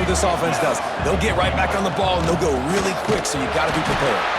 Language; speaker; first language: English; native; English